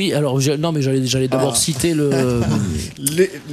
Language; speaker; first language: French; native; French